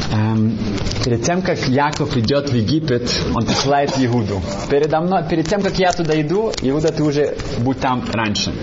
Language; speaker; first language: Russian; early bilingual, heritage; Russian